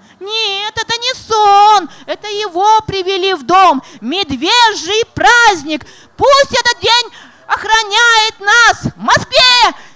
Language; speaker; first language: Russian; non-native, local second language; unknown